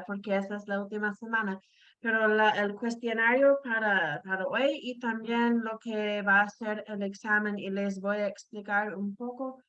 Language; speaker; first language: Spanish; non-native, fluent; English